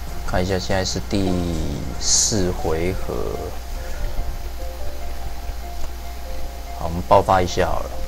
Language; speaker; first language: Chinese; native; Chinese